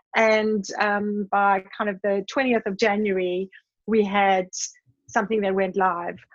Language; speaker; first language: English; native; English